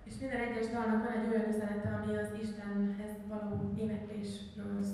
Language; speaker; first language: Hungarian; native; Hungarian